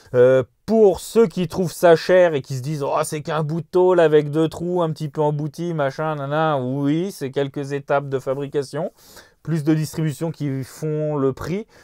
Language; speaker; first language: French; native; French